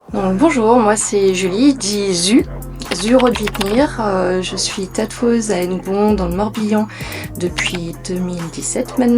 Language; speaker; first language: French; native; French